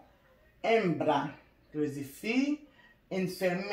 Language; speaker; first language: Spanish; non-native, learner; Haitian Creole